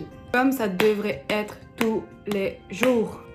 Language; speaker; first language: French; native; French